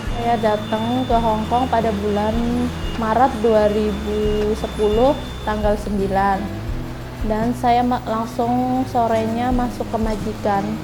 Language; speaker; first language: Indonesian; non-native, local second language; Javanese